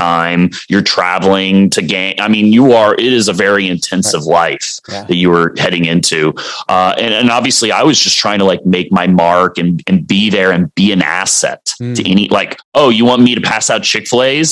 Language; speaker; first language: English; native; English